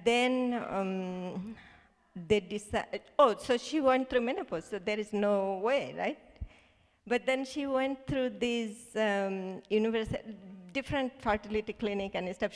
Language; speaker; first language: English; non-native, local second language; Bangla